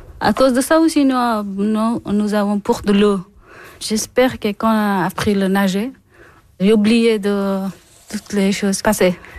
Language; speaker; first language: French; non-native, learner; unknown